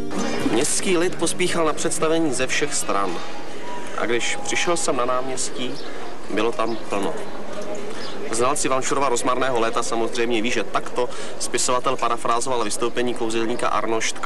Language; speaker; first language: Czech; native; Czech